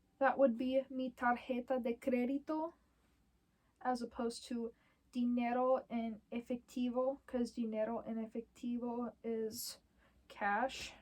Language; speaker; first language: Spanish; non-native, learner; English